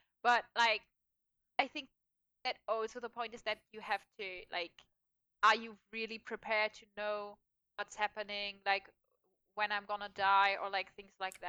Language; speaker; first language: English; non-native, fluent; German